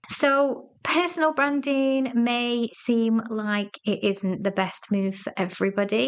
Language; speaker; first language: English; native; English